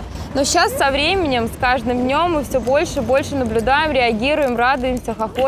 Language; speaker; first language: Russian; native; Russian